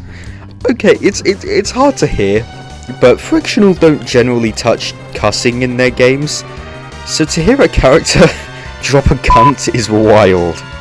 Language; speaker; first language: English; native; English